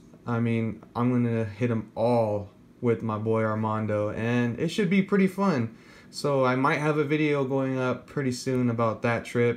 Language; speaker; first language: English; native; English